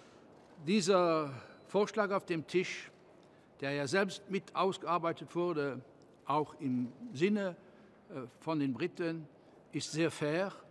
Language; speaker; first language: German; non-native, local second language; Luxembourgish